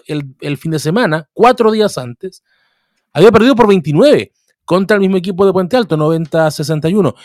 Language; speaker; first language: Spanish; native; Spanish